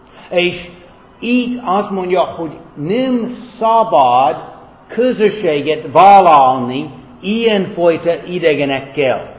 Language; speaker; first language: Hungarian; non-native, fluent; German